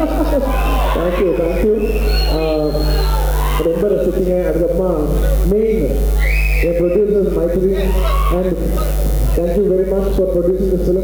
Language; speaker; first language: Tamil; non-native, local second language; Telugu